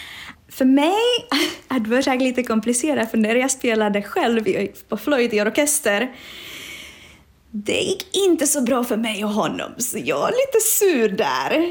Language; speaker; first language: Swedish; non-native, fluent; Czech